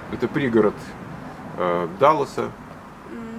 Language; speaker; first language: Russian; native; Russian